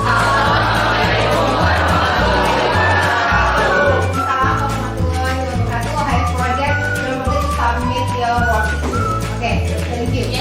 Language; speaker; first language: English; non-native, learner; Indonesian